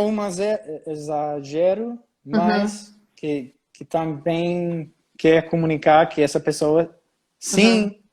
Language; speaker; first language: Portuguese; non-native, fluent; English